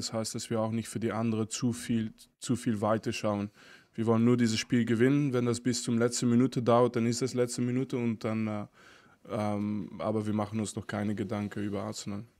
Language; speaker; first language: German; non-native, fluent; French